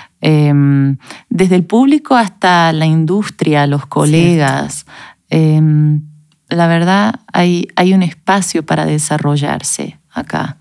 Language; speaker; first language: Spanish; native; Spanish